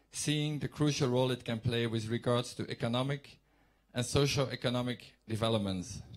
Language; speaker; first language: English; non-native, fluent; Dutch